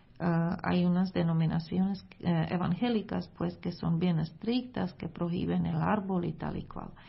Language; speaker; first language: Spanish; non-native, fluent; Czech